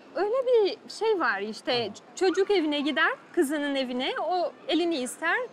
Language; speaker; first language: Turkish; non-native, fluent; Portuguese